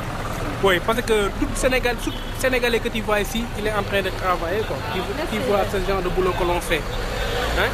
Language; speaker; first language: French; non-native, local second language; Wolof